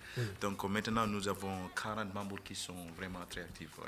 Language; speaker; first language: French; non-native, fluent; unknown